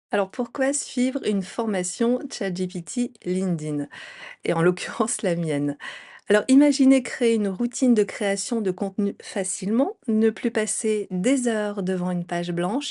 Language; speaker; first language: French; native; French